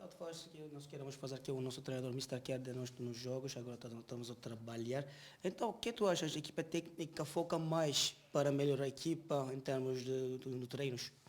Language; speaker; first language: Portuguese; non-native, learner; Turkish